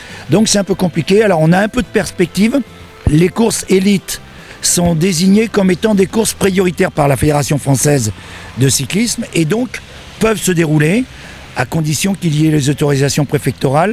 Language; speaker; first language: French; native; French